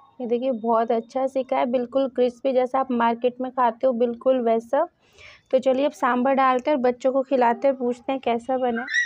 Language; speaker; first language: Hindi; native; Hindi